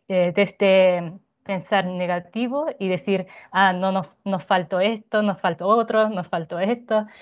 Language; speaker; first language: Spanish; non-native, fluent; Japanese